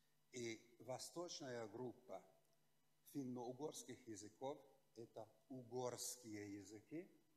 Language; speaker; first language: Russian; non-native, fluent; Hungarian